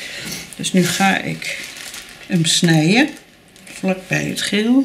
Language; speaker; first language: Dutch; native; Dutch